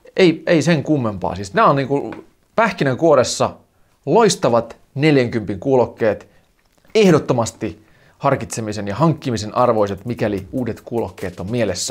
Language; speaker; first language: Finnish; native; Finnish